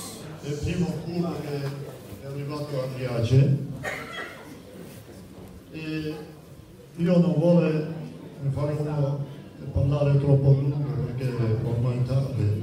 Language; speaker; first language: Italian; non-native, fluent; Kurdish